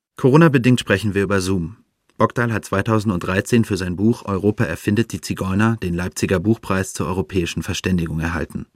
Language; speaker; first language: German; native; German